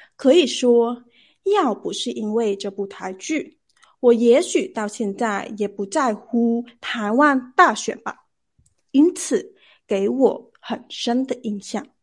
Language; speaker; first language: Chinese; non-native, learner; Vietnamese